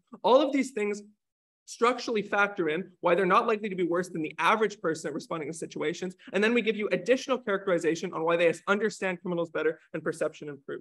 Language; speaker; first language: English; native; English